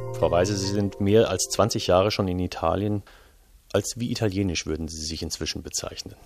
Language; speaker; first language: German; native; German